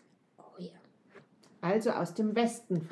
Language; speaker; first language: German; non-native, fluent; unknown